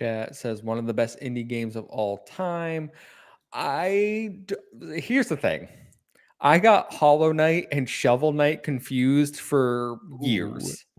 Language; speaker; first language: English; native; English